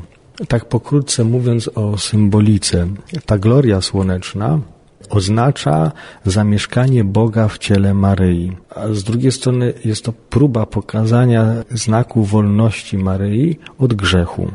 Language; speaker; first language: Polish; native; Polish